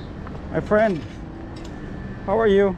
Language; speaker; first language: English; non-native, local second language; Filipino